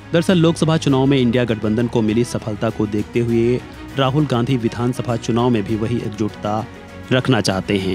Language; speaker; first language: Hindi; native; Hindi